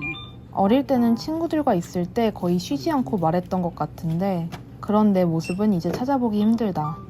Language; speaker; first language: Korean; native; Korean